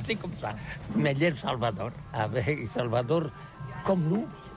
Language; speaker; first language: French; non-native, learner; Catalan